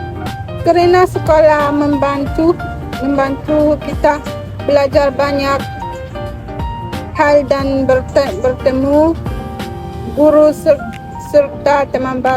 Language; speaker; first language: Indonesian; non-native, learner; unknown